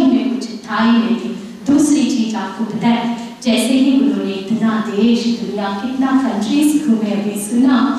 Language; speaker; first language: Hindi; native; Hindi